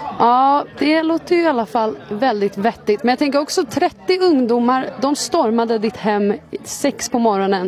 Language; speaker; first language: Swedish; native; Swedish